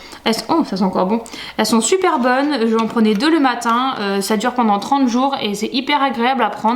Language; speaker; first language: French; native; French